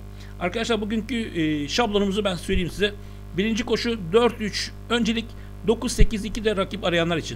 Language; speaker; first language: Turkish; native; Turkish